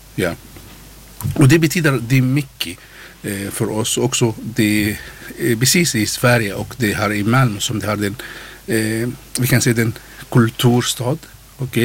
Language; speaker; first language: Swedish; non-native, learner; Arabic